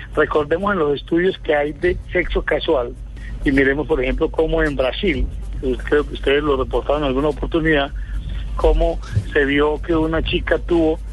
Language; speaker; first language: Spanish; native; Spanish